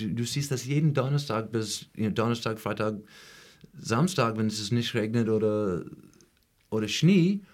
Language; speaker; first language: German; non-native, learner; English